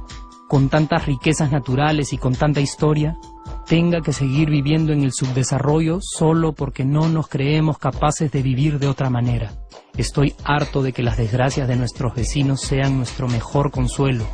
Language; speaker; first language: Spanish; native; Spanish